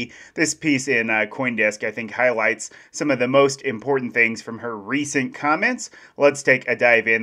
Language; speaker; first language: English; native; English